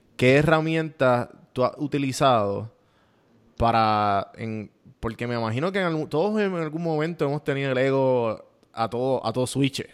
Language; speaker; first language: Spanish; native; Spanish